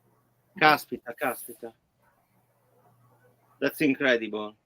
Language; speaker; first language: English; non-native, learner; Italian